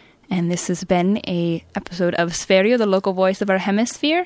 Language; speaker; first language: English; native; English